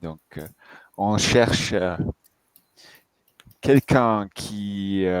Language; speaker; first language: French; non-native, fluent; English